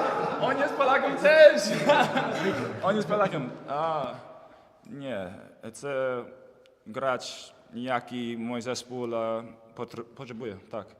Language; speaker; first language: Polish; non-native, learner; English